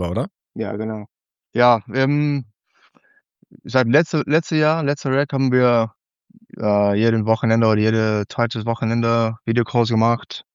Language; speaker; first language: German; non-native, learner; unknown